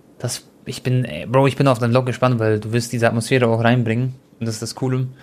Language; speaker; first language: German; early bilingual, other home language; Croatian